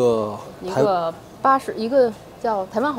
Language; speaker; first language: Chinese; native; Chinese